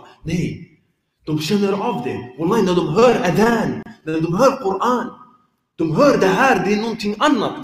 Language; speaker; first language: Swedish; early bilingual, other home language; Arabic